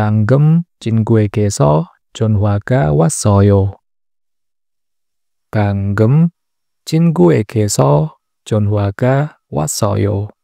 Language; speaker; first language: Korean; non-native, learner; Indonesian